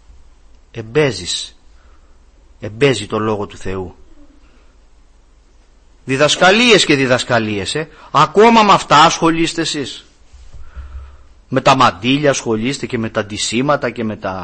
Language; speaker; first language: Greek; native; Greek